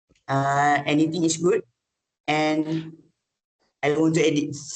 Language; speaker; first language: English; non-native, learner; Malay